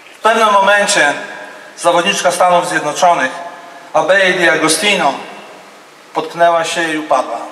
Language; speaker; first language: Polish; native; Polish